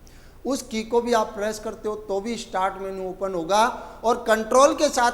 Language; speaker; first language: Hindi; native; Hindi